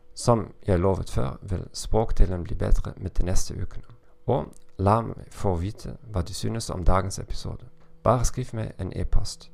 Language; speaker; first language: Norwegian; non-native, learner; German